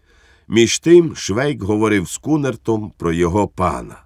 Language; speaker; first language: Ukrainian; native; Ukrainian